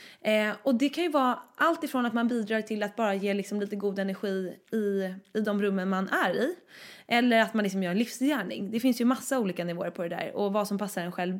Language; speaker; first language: Swedish; native; Swedish